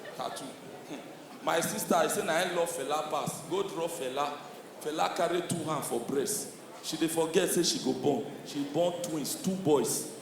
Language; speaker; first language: Nigerian Pidgin; native; Nigerian Pidgin